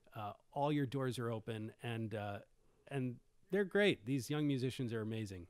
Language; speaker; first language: English; native; English